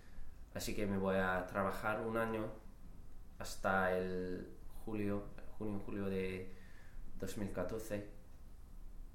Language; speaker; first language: Spanish; non-native, learner; English